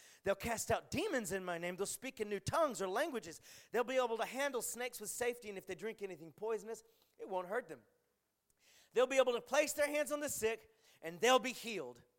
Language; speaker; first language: English; native; English